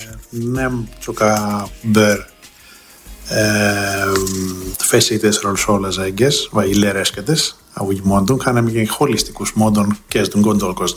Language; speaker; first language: Hungarian; non-native, learner; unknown